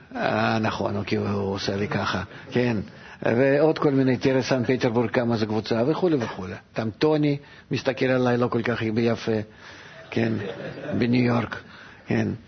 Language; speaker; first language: Hebrew; non-native, fluent; Russian